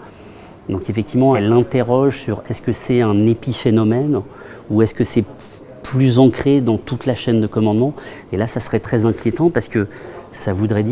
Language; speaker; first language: French; native; French